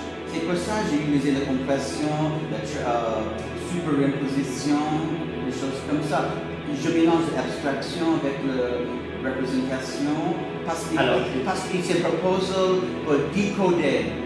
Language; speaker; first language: French; non-native, learner; English